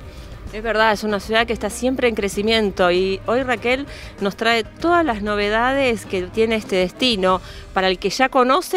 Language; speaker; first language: Spanish; native; Spanish